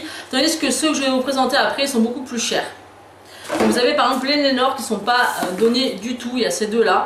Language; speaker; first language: French; native; French